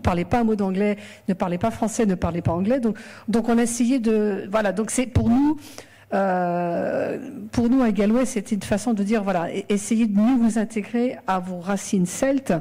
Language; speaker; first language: French; native; French